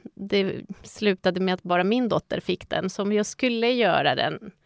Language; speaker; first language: Swedish; non-native, fluent; Spanish